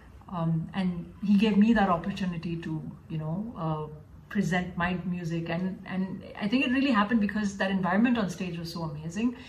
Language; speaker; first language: English; early bilingual, other home language; Tamil